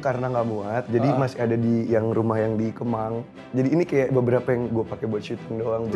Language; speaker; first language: Indonesian; early bilingual, heritage; Indonesian